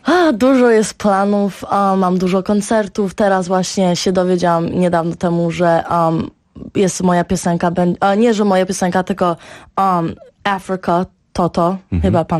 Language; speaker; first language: Polish; early bilingual, heritage; Polish